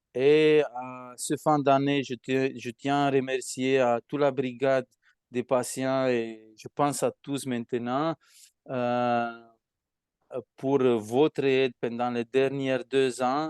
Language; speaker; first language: French; non-native, fluent; Romanian